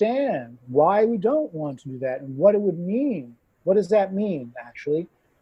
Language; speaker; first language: English; native; English